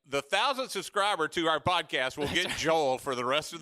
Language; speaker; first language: English; native; English